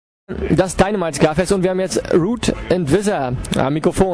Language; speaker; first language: German; native; German